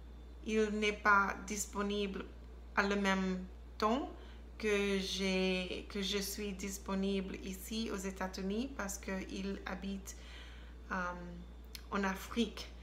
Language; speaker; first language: French; non-native, learner; English